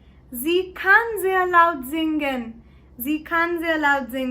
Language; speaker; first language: German; non-native, learner; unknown